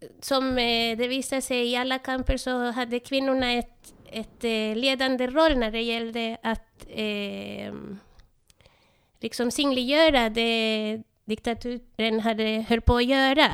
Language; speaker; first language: Swedish; non-native, fluent; Spanish